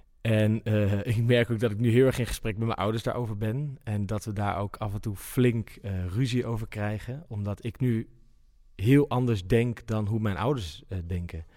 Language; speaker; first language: Dutch; native; Dutch